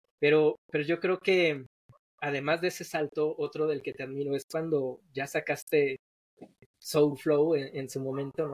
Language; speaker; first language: Spanish; native; Spanish